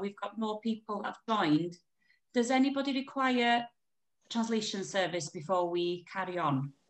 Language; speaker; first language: English; non-native, local second language; Welsh